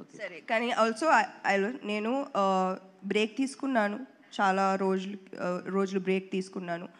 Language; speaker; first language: Telugu; non-native, fluent; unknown